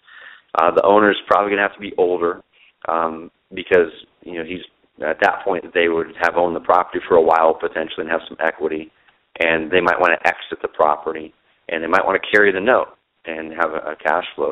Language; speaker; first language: English; native; English